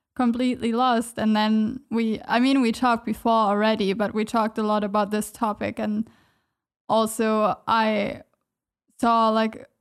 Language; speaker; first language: English; non-native, fluent; German